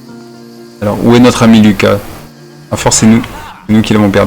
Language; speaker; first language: French; native; French